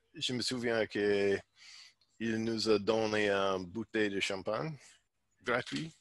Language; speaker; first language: French; non-native, learner; English